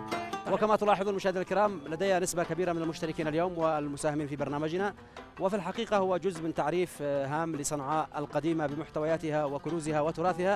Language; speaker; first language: Arabic; native; Arabic